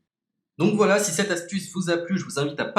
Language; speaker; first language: French; native; French